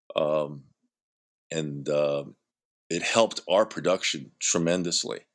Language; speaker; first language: English; native; English